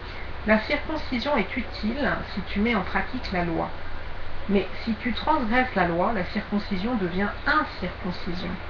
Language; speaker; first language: French; native; French